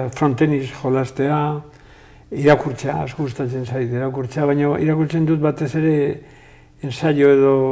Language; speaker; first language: Basque; non-native, local second language; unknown